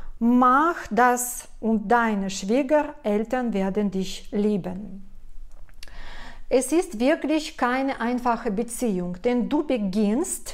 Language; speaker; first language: German; non-native, fluent; Russian